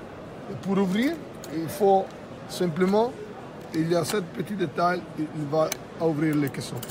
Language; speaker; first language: French; non-native, fluent; Italian